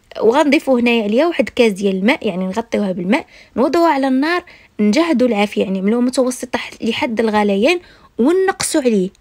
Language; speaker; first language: Arabic; native; Arabic